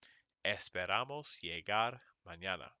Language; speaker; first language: Spanish; non-native, fluent; English